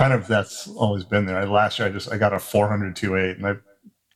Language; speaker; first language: English; native; English